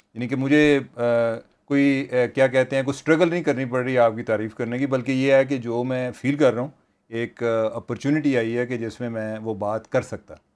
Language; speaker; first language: Urdu; non-native, local second language; Punjabi